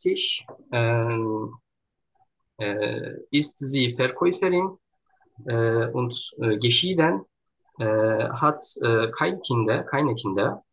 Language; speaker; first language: German; non-native, learner; Turkish